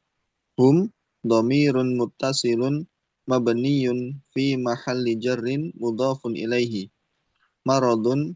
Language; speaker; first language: Arabic; non-native, learner; Indonesian